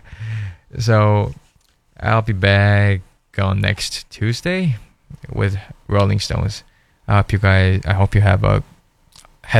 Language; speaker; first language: English; non-native, learner; Korean